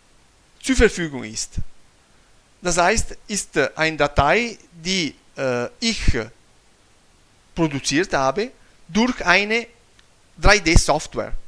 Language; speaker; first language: German; non-native, fluent; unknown